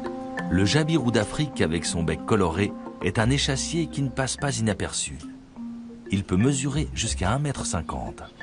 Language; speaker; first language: French; native; French